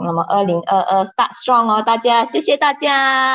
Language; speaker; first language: Chinese; native; Chinese